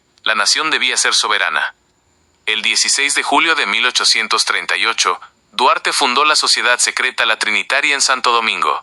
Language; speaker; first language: Spanish; native; Spanish